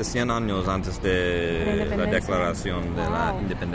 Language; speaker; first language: Spanish; non-native, fluent; English